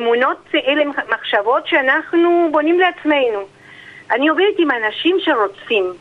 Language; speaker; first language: Hebrew; non-native, fluent; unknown